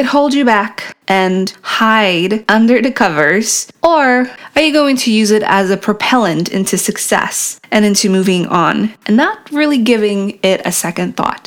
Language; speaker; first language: English; non-native, fluent; Polish